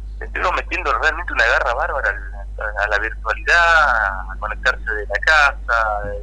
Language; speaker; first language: Spanish; native; Spanish